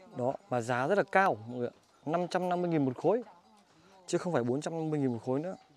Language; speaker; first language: Vietnamese; native; Vietnamese